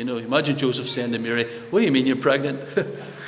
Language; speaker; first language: English; native; English